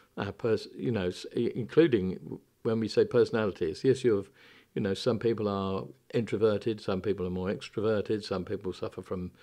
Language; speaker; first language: English; native; English